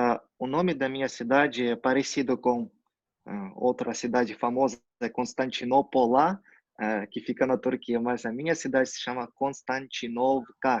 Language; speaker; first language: Portuguese; non-native, fluent; Russian